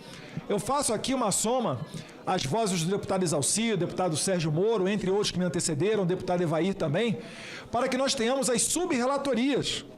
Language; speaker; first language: Portuguese; native; Portuguese